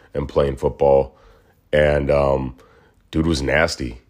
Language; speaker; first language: English; native; English